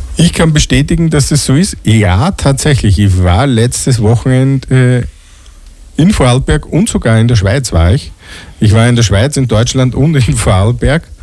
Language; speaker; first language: German; native; German